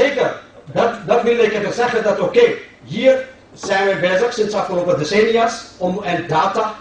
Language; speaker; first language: Dutch; non-native, fluent; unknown